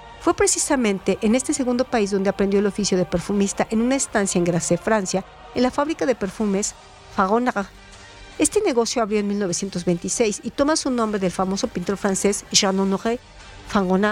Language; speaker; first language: Spanish; native; Spanish